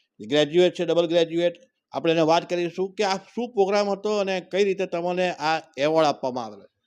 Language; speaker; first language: Gujarati; native; Gujarati